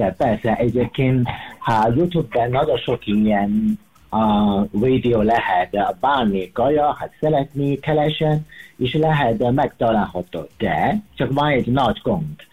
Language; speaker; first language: Hungarian; non-native, learner; Chinese